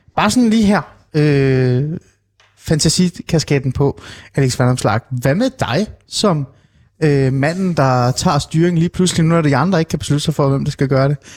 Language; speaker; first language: Danish; non-native, local second language; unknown